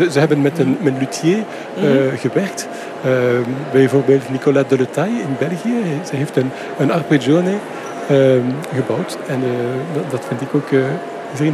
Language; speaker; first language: Dutch; non-native, fluent; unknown